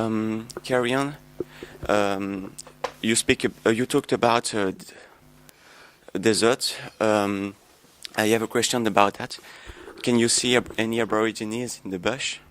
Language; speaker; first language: English; non-native, learner; French